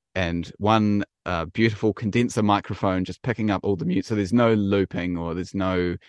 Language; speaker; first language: English; native; English